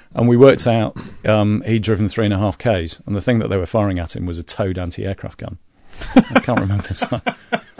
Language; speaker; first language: English; native; English